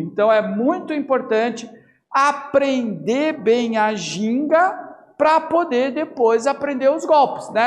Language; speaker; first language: Portuguese; native; Portuguese